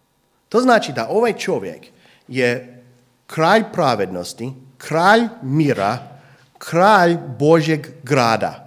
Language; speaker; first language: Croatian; non-native, fluent; English